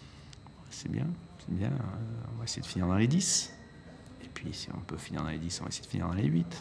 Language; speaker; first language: French; native; French